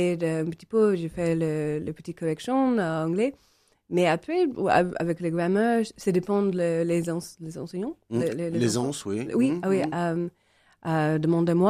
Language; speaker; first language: French; non-native, learner; English